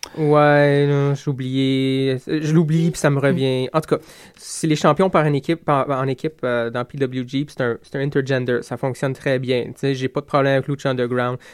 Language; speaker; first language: French; native; French